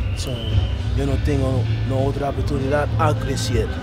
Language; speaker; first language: Spanish; non-native, learner; English